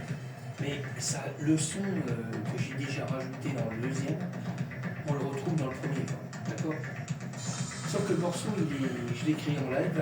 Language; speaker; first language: French; native; French